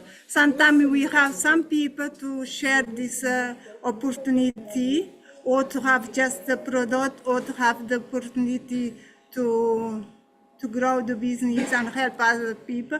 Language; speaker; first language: English; non-native, learner; Portuguese